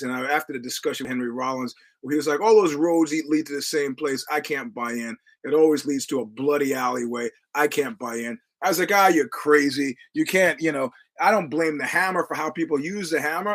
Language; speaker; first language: English; native; English